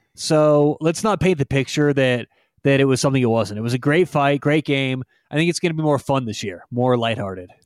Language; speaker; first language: English; native; English